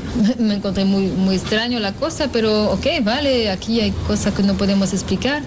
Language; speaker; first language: Spanish; non-native, learner; French